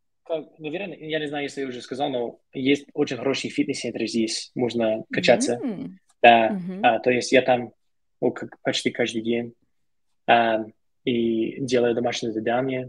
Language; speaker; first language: Russian; non-native, learner; English